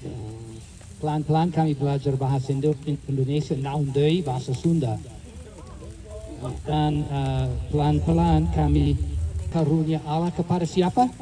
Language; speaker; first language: Indonesian; non-native, fluent; English